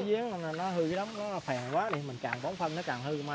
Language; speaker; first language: Vietnamese; native; Vietnamese